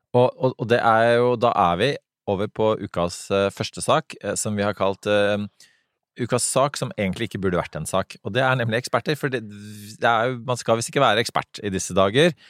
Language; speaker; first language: Norwegian; native; Norwegian